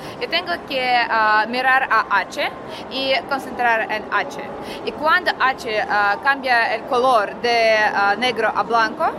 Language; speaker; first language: Spanish; non-native, learner; Russian